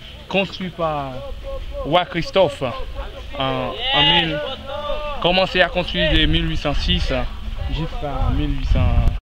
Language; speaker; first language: French; non-native, local second language; Haitian Creole